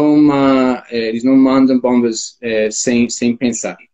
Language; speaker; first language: Portuguese; non-native, fluent; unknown